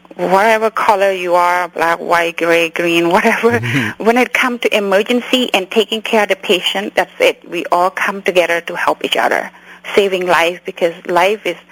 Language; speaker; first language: English; early bilingual, other home language; Khmer